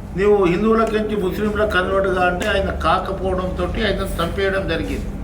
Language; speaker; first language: Telugu; non-native, local second language; Lambadi